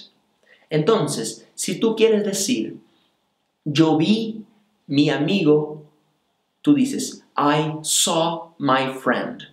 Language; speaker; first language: Spanish; non-native, fluent; Portuguese